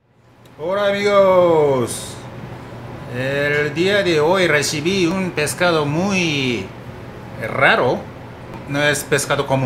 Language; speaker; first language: Spanish; non-native, learner; Japanese